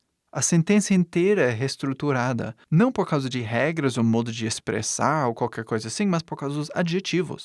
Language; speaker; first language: Portuguese; non-native, fluent; English